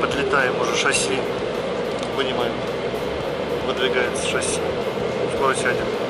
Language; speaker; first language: Russian; native; Russian